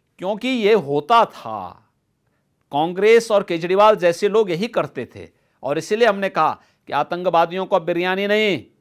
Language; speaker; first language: Hindi; native; Hindi